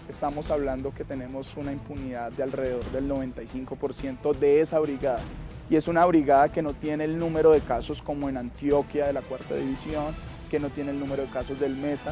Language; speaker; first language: Spanish; native; Spanish